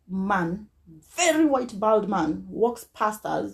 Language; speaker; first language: English; non-native, local second language; Kikuyu